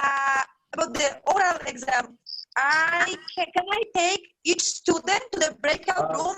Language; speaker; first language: English; non-native, fluent; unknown